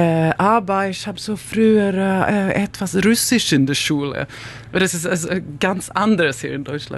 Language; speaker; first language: German; non-native, learner; Swedish